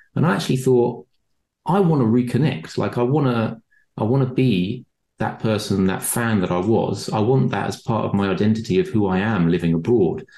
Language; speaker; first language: English; native; English